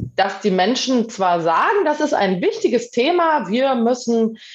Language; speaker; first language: German; native; German